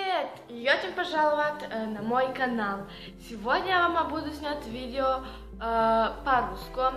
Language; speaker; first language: Russian; non-native, learner; Serbian